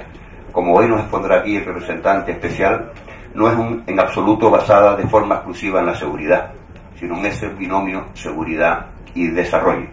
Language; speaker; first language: Spanish; native; Spanish